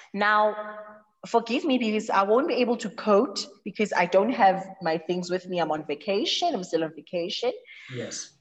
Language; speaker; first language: English; non-native, local second language; Zulu